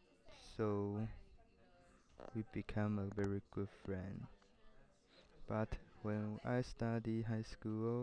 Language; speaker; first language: English; non-native, learner; Chinese